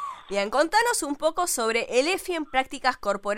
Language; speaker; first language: Spanish; native; Spanish